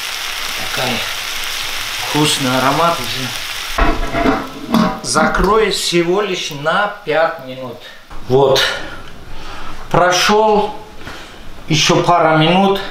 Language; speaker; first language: Russian; non-native, fluent; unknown